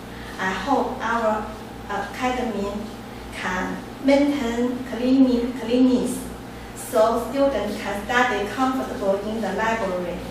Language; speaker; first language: English; non-native, learner; Chinese